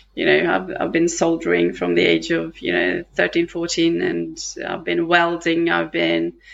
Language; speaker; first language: English; non-native, fluent; Norwegian